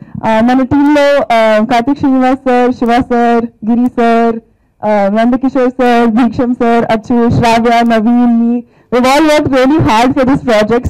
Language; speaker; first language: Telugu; non-native, learner; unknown